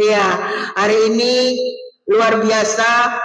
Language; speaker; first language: Indonesian; native; Indonesian